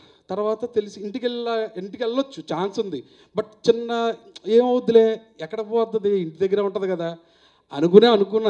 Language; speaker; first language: Telugu; native; Telugu